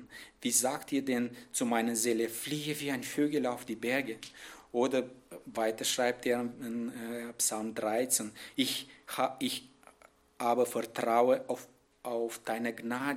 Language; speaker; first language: German; non-native, fluent; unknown